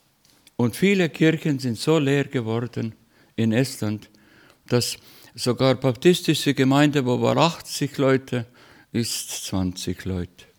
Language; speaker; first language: German; non-native, learner; Estonian